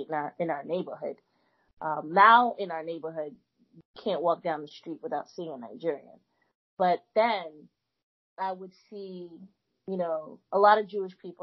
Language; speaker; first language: English; native; English